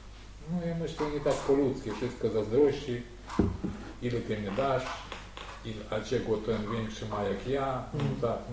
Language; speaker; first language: Polish; non-native, learner; Russian